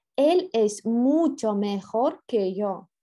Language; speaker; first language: Spanish; non-native, fluent; Russian